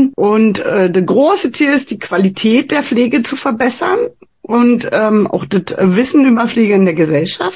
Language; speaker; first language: German; native; German